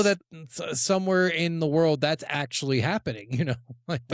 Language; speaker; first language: English; native; English